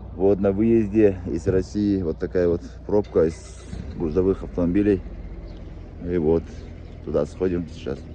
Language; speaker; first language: Russian; non-native, local second language; Yakut